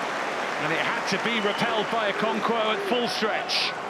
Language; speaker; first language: English; native; English